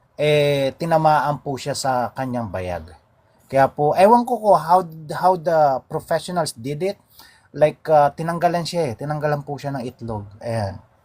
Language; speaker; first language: Filipino; native; Filipino